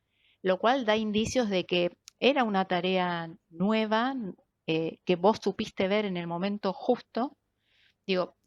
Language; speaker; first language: Spanish; native; Spanish